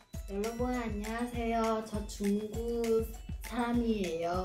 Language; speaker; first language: Korean; non-native, learner; Chinese